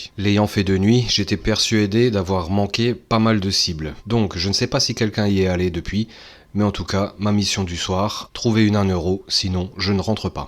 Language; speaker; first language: French; native; French